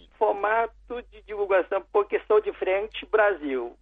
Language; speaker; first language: Portuguese; non-native, learner; Chinese